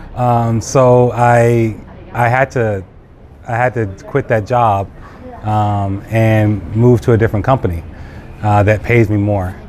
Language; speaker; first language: English; native; English